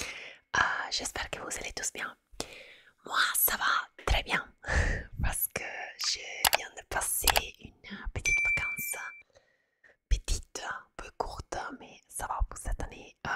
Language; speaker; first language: French; non-native, fluent; Italian